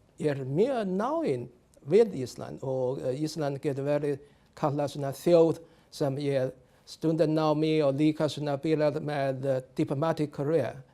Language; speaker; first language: Icelandic; non-native, learner; Chinese